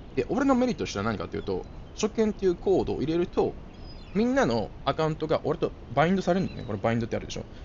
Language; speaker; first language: Japanese; native; Japanese